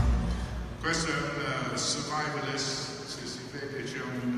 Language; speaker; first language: Italian; non-native, fluent; English